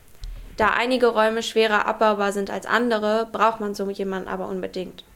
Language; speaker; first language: German; native; German